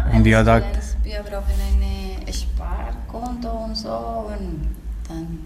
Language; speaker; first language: German; non-native, learner; Spanish